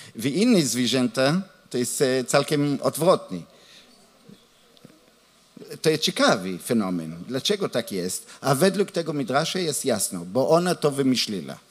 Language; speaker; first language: Polish; non-native, learner; Hebrew